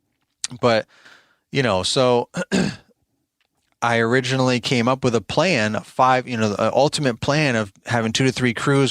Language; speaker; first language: English; native; English